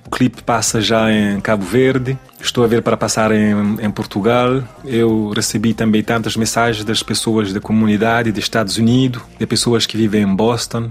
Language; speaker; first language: Portuguese; non-native, local second language; Kabuverdianu